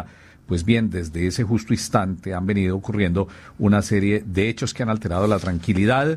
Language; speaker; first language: Spanish; native; Spanish